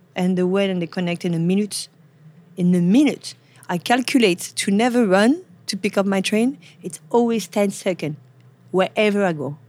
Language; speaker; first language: English; non-native, fluent; French